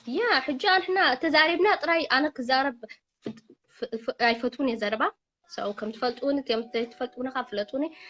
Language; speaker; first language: Tigrinya; early bilingual, heritage; Tigrinya